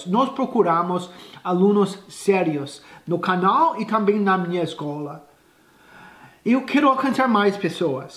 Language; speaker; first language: Portuguese; non-native, fluent; English